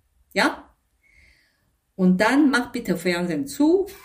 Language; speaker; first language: German; non-native, fluent; Chinese